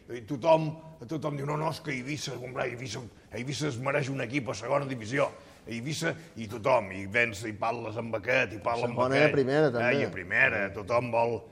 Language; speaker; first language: Catalan; native; Catalan